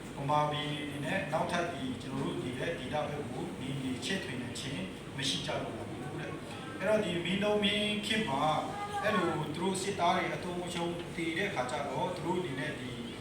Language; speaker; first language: Burmese; non-native, local second language; Kachin